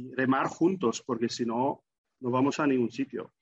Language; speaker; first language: Spanish; non-native, fluent; German